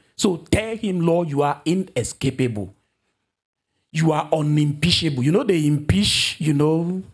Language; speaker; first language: English; non-native, local second language; Yoruba